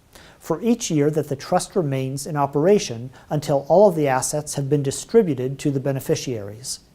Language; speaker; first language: English; native; English